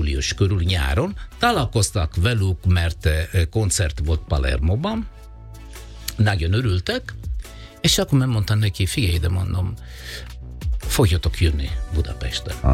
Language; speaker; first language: Hungarian; non-native, learner; Italian